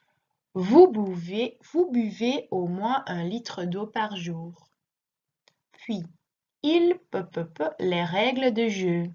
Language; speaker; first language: French; non-native, learner; Dutch